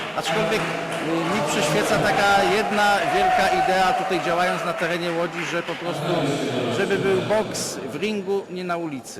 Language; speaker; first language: Polish; native; Polish